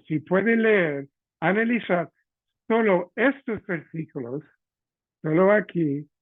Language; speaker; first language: Spanish; non-native, fluent; English